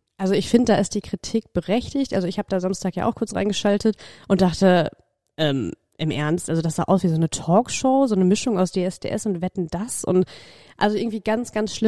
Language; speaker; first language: German; native; German